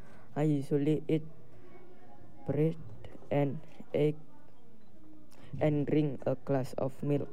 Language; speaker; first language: English; non-native, learner; Indonesian